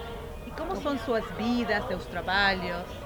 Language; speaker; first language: Portuguese; non-native, fluent; Spanish